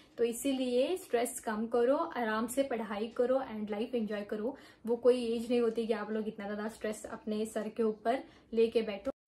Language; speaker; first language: Hindi; non-native, local second language; Marathi